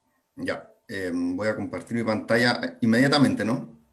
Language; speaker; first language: Spanish; native; Spanish